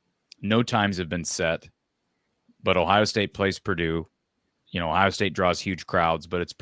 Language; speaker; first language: English; native; English